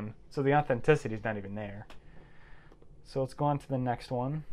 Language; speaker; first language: English; native; English